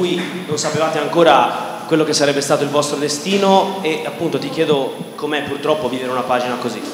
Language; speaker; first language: Italian; native; Italian